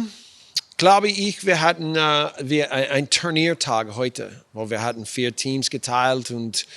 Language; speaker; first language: German; non-native, fluent; English